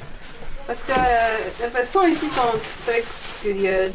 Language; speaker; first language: French; non-native, fluent; Romanian